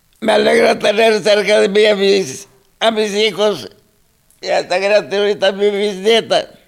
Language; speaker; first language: Spanish; non-native, local second language; Zapotec